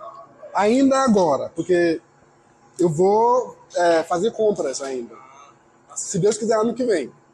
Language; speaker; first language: Portuguese; non-native, fluent; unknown